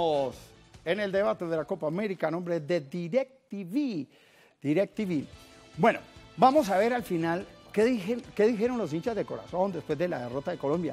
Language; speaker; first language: Spanish; native; Spanish